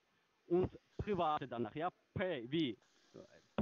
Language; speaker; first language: German; non-native, learner; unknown